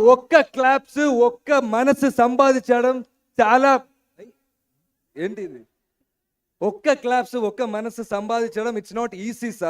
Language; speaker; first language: Telugu; non-native, learner; Malayalam